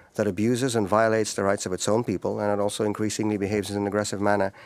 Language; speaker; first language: English; non-native, fluent; Russian